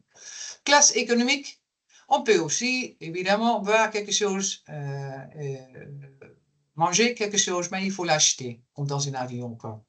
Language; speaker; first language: French; non-native, fluent; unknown